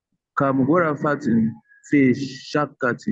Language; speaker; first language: Arabic; non-native, learner; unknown